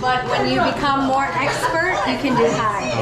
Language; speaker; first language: English; non-native, fluent; Japanese